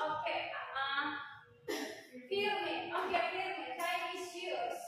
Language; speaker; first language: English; non-native, fluent; Indonesian